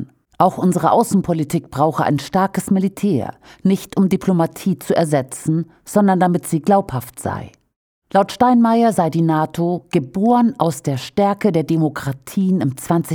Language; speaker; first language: German; native; German